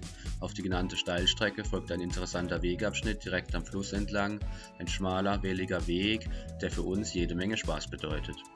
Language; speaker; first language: German; native; German